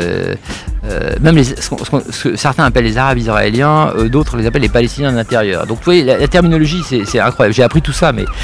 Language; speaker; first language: French; native; French